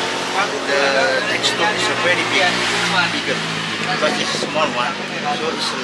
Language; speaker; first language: English; non-native, learner; Indonesian